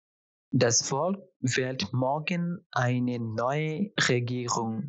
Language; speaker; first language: German; non-native, fluent; Bangla